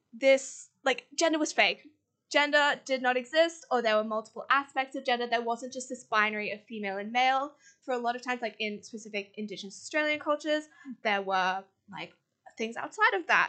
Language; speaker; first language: English; native; English